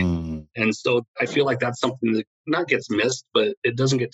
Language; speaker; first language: English; native; English